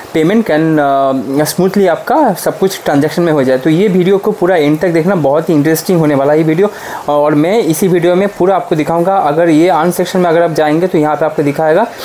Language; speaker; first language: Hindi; non-native, local second language; Bangla